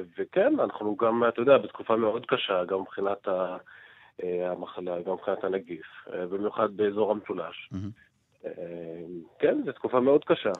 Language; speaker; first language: Hebrew; non-native, local second language; Arabic